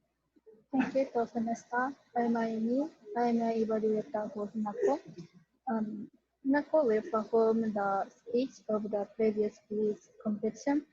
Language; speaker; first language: English; non-native, learner; Japanese